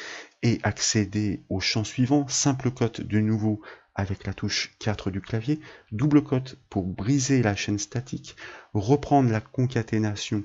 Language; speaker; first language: French; native; French